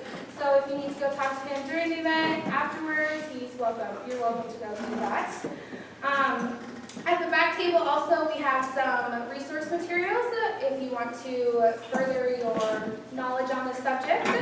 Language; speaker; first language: English; native; English